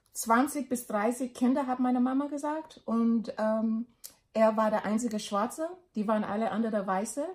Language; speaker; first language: German; non-native, learner; English